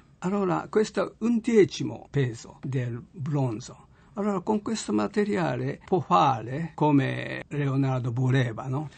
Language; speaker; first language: Italian; non-native, learner; Japanese